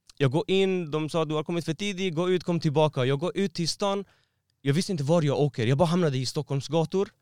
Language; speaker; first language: Swedish; non-native, fluent; Persian